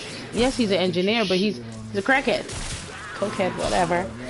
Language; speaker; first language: English; native; English